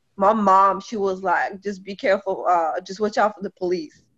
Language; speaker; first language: English; early bilingual, other home language; Polish